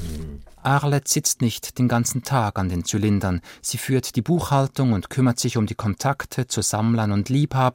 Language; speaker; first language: German; native; German